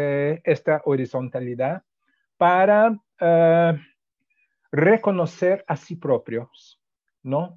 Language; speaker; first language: Spanish; non-native, fluent; Portuguese